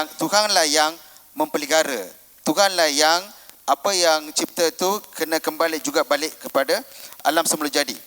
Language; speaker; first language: Malay; non-native, local second language; Tamil